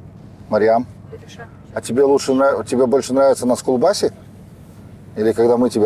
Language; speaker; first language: Russian; native; Russian